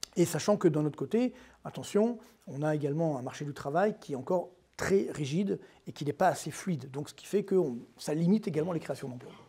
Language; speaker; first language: French; native; French